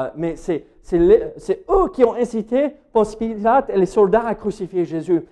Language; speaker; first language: French; non-native, fluent; English